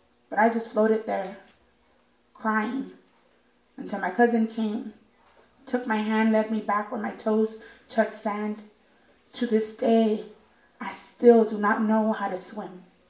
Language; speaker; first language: English; early bilingual, other home language; Spanish